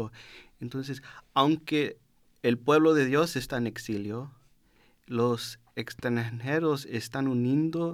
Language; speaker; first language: Spanish; non-native, learner; English